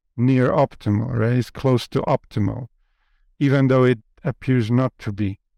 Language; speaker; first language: English; non-native, fluent; Polish